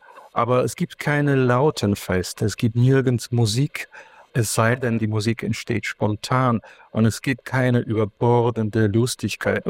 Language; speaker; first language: German; non-native, fluent; Ukrainian